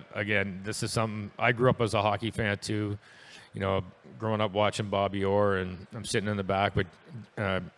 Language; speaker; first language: English; native; English